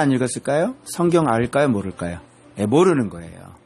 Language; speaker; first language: Korean; native; Korean